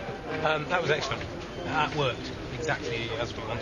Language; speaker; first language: English; native; English